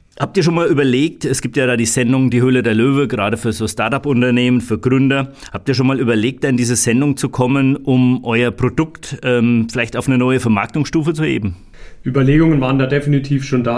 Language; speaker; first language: German; native; German